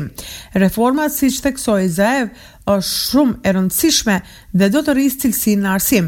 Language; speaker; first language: Albanian; native; Albanian